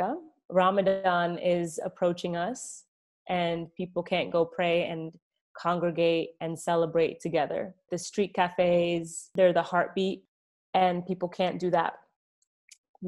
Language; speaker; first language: English; early bilingual, other home language; Arabic